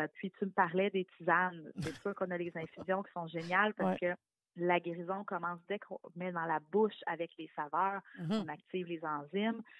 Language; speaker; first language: French; native; French